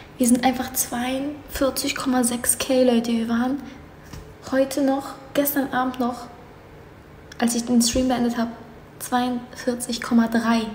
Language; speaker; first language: German; early bilingual, other home language; Polish